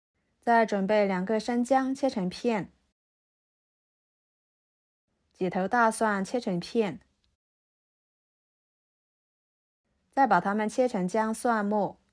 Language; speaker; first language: Chinese; native; Chinese